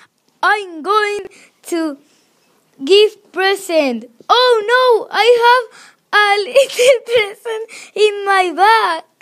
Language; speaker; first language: English; non-native, learner; Spanish